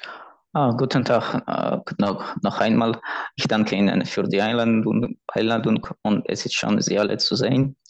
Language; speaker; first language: German; non-native, fluent; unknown